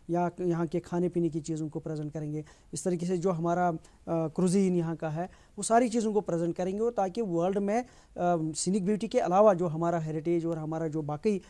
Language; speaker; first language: Hindi; non-native, local second language; Kashmiri